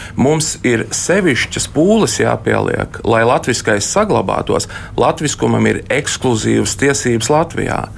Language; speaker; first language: Latvian; native; Latvian